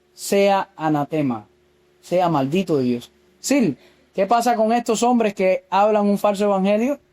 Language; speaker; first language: Spanish; native; Spanish